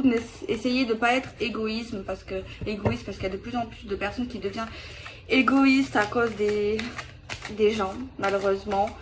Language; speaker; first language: French; native; French